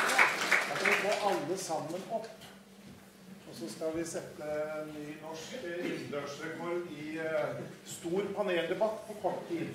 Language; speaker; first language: Norwegian; native; Norwegian